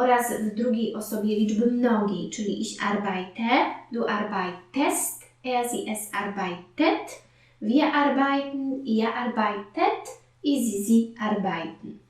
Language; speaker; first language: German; non-native, fluent; Polish